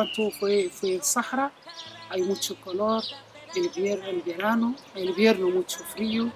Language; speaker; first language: Spanish; non-native, learner; Arabic